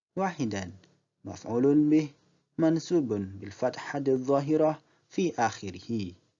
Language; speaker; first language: Arabic; non-native, fluent; Indonesian